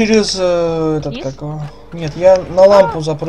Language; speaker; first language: Russian; native; Russian